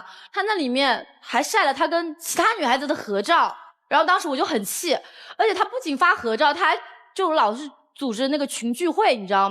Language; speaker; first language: Chinese; native; Chinese